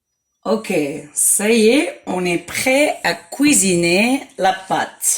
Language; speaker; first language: French; non-native, fluent; English